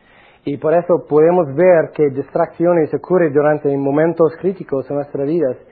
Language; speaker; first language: Spanish; non-native, fluent; English